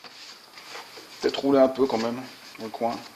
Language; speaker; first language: French; native; French